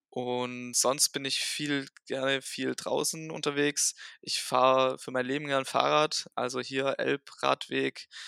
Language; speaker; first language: German; native; German